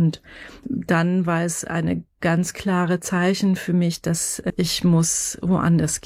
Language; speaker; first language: German; non-native, fluent; Persian